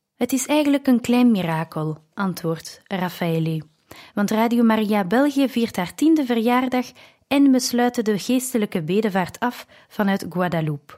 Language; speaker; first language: Dutch; native; Dutch